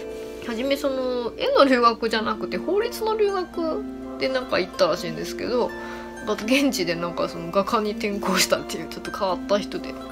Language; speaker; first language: Japanese; native; Japanese